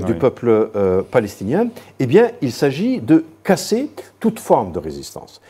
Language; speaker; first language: French; non-native, local second language; Arabic